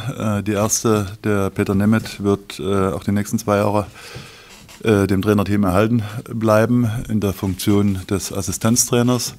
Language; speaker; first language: German; native; German